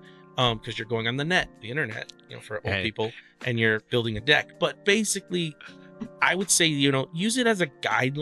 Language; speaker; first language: English; native; English